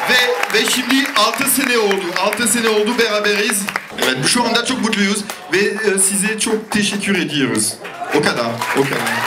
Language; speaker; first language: Turkish; non-native, fluent; French